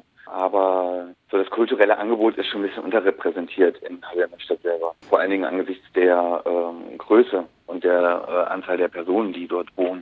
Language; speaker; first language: German; native; German